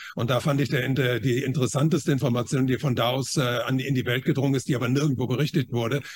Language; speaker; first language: German; non-native, fluent; Chinese